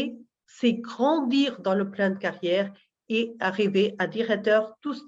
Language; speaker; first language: French; non-native, learner; Portuguese